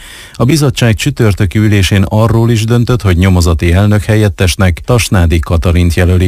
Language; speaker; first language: Hungarian; native; Hungarian